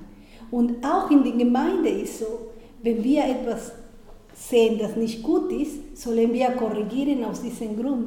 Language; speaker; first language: German; non-native, fluent; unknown